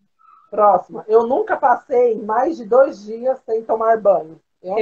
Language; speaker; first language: Portuguese; native; Portuguese